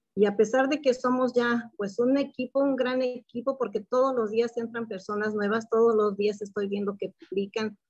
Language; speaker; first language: Spanish; native; Spanish